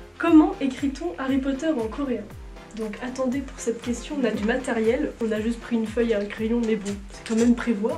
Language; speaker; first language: French; native; French